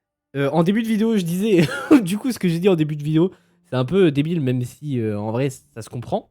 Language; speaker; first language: French; native; French